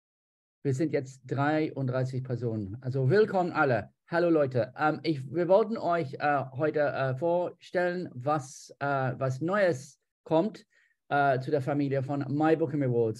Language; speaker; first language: German; non-native, fluent; English